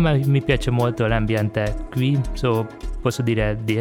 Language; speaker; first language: Italian; non-native, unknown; Hungarian